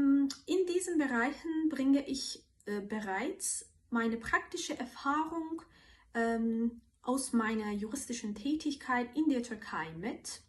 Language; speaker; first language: German; non-native, fluent; Turkish